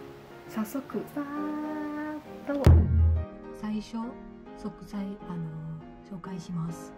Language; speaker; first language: Japanese; non-native, learner; Lao